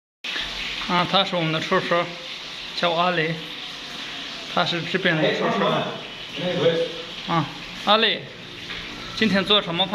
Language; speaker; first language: Chinese; non-native, fluent; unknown